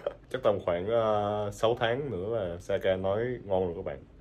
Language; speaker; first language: Vietnamese; native; Vietnamese